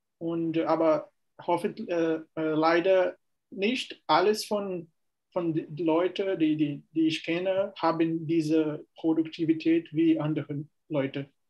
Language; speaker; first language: German; non-native, learner; Portuguese